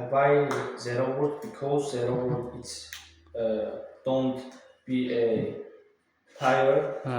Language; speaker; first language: English; non-native, learner; Tajik